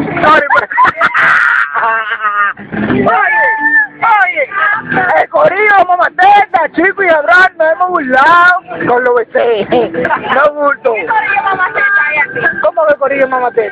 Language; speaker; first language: Spanish; native; Spanish